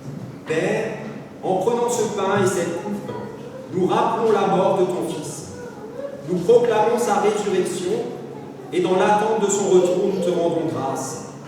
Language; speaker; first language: French; native; French